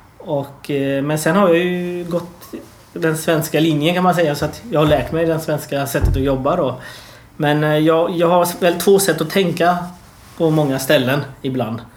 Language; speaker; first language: Swedish; early bilingual, other home language; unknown